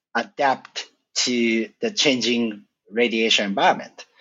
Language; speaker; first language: English; non-native, fluent; Japanese